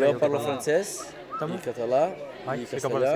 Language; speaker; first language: Catalan; non-native, fluent; Berber languages